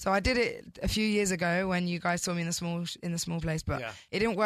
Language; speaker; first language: English; native; English